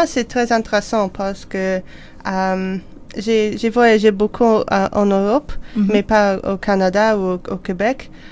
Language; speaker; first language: French; non-native, learner; English